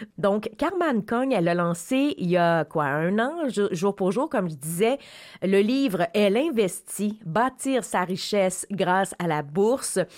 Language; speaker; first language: French; native; French